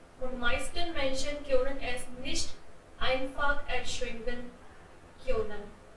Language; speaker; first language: German; non-native, learner; Hindi